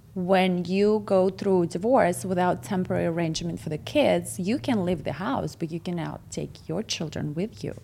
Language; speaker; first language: English; non-native, fluent; Russian